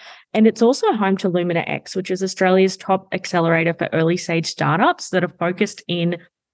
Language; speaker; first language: English; native; English